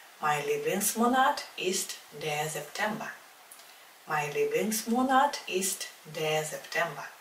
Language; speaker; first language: German; non-native, fluent; Czech